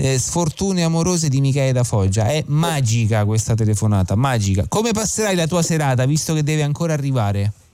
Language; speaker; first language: Italian; native; Italian